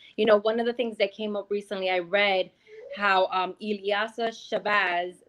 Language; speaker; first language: English; native; English